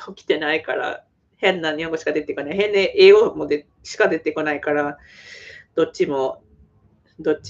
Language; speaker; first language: Japanese; non-native, fluent; English